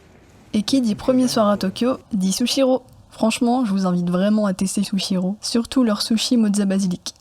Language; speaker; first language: French; native; French